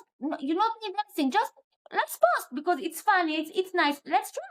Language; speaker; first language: English; non-native, learner; Hebrew